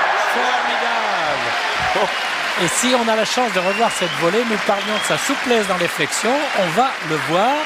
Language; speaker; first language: French; native; French